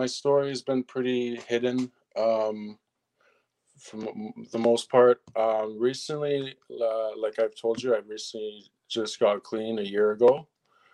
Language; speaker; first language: English; early bilingual, other home language; French